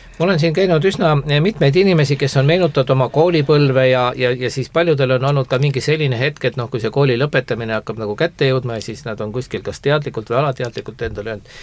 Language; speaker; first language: Estonian; native; Estonian